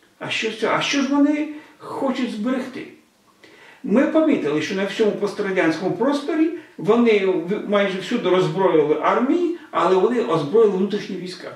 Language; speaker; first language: Ukrainian; non-native, local second language; Russian